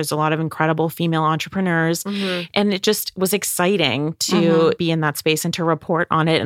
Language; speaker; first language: English; native; English